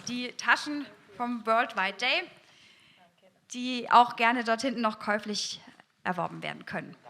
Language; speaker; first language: German; native; German